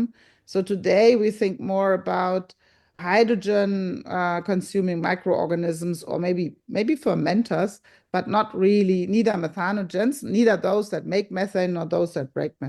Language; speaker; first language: English; non-native, fluent; German